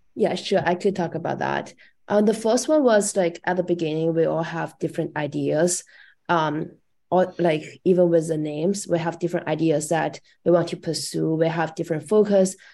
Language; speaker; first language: English; non-native, fluent; Chinese